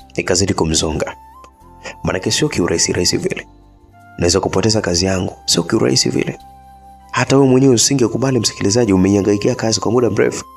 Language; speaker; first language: Swahili; native; Swahili